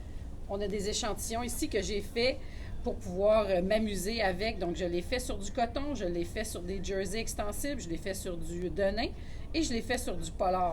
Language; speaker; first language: French; native; French